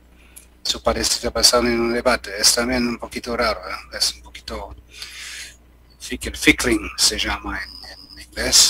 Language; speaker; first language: Spanish; non-native, learner; German